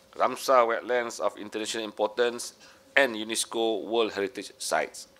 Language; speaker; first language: English; non-native, local second language; Malay